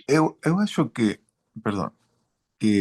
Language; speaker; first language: Portuguese; non-native, learner; Spanish